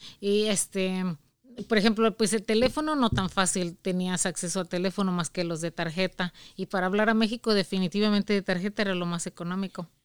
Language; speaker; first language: Spanish; native; Spanish